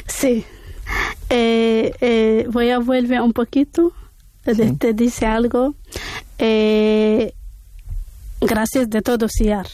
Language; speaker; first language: Spanish; non-native, learner; Arabic